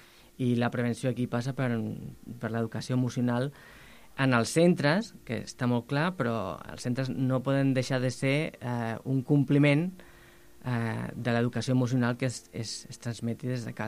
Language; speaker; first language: Catalan; native; Catalan